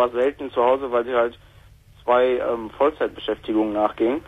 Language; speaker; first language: German; native; German